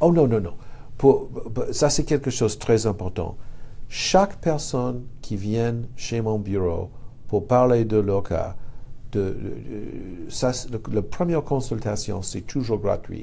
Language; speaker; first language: French; non-native, fluent; English